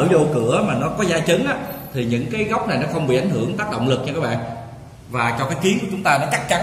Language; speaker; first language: Vietnamese; native; Vietnamese